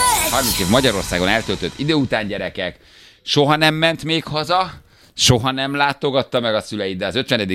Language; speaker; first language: Hungarian; native; Hungarian